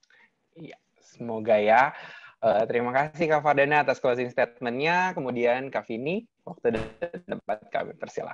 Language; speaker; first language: Indonesian; native; Indonesian